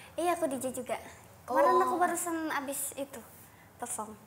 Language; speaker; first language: Indonesian; native; Indonesian